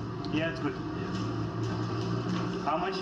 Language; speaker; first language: English; non-native, fluent; Dutch